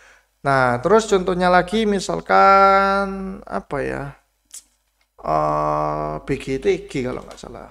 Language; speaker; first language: Indonesian; native; Indonesian